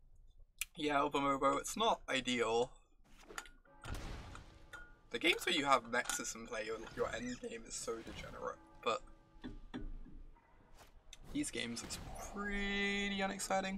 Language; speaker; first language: English; native; English